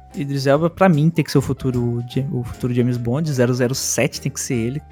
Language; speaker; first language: Portuguese; early bilingual, other home language; Spanish